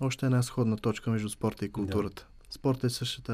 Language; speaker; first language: Bulgarian; native; Bulgarian